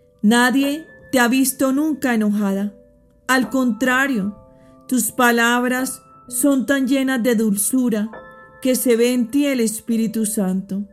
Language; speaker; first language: Spanish; native; Spanish